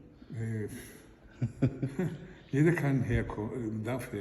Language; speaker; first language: German; non-native, fluent; Hebrew